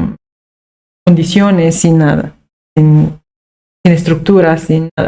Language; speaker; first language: Spanish; non-native, fluent; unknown